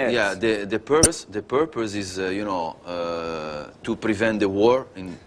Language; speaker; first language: English; non-native, learner; Italian